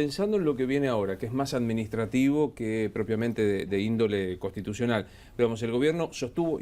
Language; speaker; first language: Spanish; native; Spanish